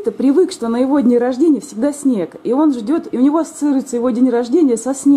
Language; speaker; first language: Russian; native; Russian